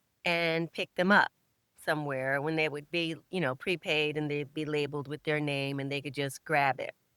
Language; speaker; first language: English; native; English